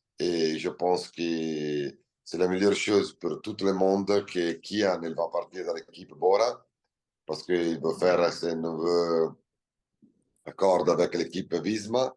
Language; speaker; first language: French; non-native, learner; Italian